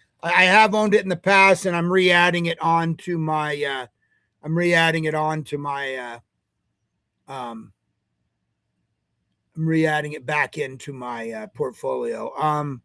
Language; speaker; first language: English; native; English